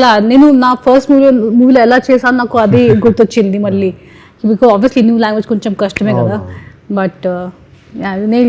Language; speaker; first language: Telugu; non-native, fluent; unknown